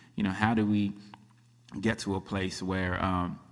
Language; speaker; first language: English; early bilingual, other home language; Akan